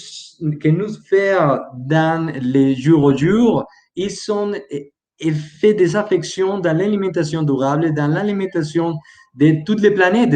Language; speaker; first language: French; non-native, learner; Spanish